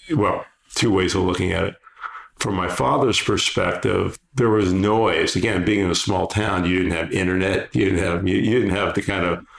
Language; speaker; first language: English; early bilingual, other home language; Polish